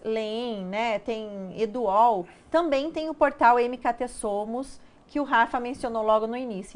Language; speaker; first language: Portuguese; native; Portuguese